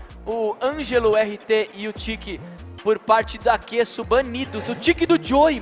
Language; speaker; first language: Portuguese; native; Portuguese